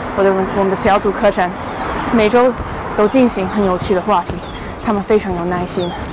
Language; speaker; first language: Chinese; early bilingual, heritage; Chinese